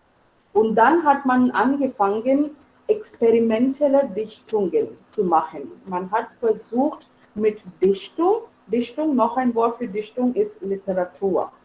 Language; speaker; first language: German; non-native, fluent; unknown